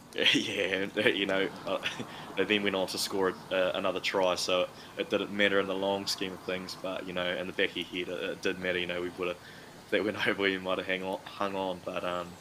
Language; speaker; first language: English; native; English